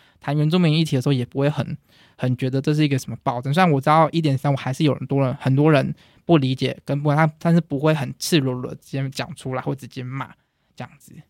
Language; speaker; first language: Chinese; native; Chinese